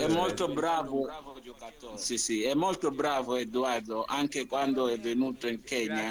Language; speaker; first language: Italian; non-native, learner; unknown